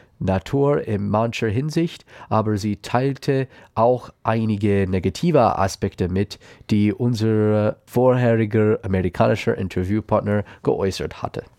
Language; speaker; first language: German; non-native, learner; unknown